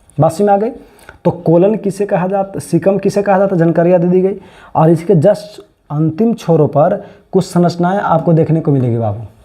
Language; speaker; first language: Hindi; native; Hindi